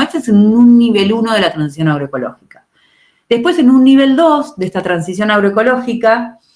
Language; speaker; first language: Spanish; native; Spanish